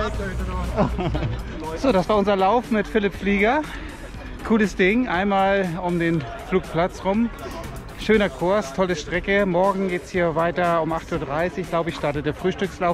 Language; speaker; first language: German; native; German